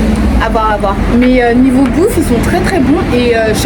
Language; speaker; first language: French; native; French